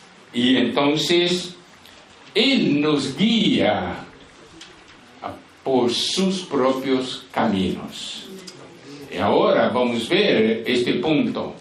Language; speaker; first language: Spanish; non-native, fluent; Portuguese